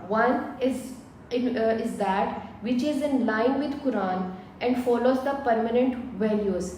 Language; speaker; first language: English; non-native, local second language; Urdu